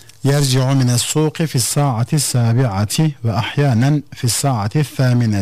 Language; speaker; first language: Arabic; non-native, fluent; Turkish